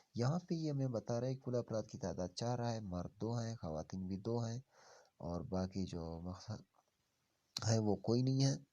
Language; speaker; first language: Urdu; non-native, local second language; Pashto